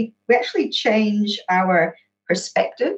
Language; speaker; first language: English; native; English